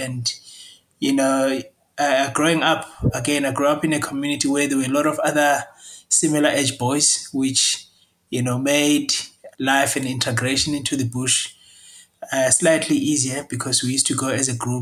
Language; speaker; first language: English; non-native, local second language; Zulu